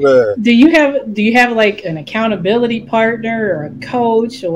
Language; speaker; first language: English; native; English